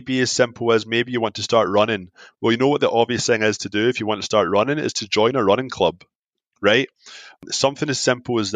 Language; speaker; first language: English; native; English